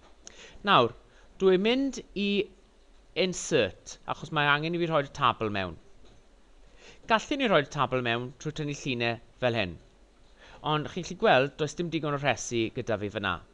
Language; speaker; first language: Welsh; non-native, local second language; English